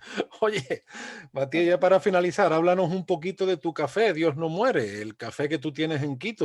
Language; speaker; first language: Spanish; native; Spanish